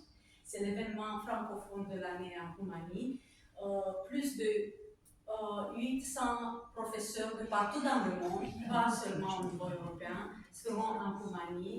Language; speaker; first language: French; non-native, fluent; Romanian